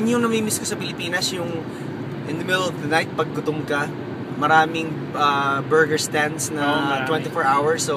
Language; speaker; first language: Filipino; native; Filipino